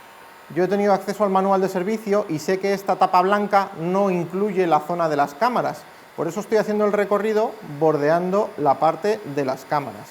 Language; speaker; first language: Spanish; native; Spanish